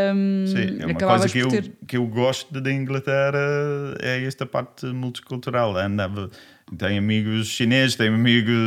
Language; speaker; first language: Portuguese; non-native, learner; English